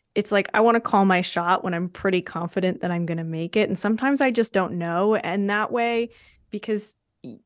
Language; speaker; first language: English; native; English